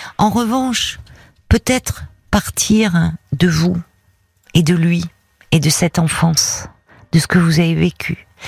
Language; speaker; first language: French; native; French